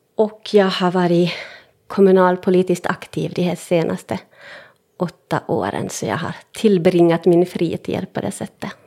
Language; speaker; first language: Swedish; native; Swedish